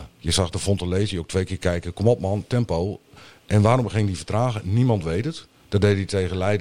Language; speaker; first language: Dutch; native; Dutch